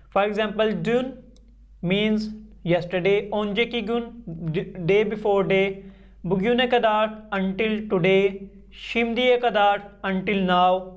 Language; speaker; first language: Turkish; non-native, learner; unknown